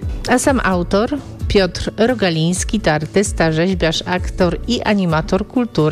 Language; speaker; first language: Polish; native; Polish